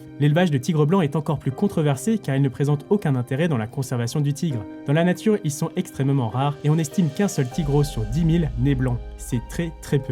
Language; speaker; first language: French; native; French